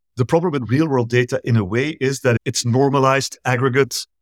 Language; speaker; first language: English; non-native, fluent; Dutch